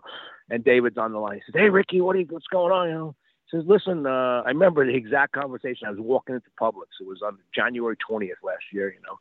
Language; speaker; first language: English; native; English